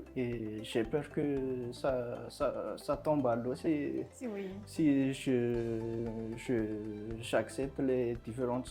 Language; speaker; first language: French; non-native, local second language; Malagasy